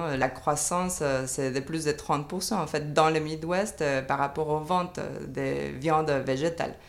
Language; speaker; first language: French; non-native, fluent; Spanish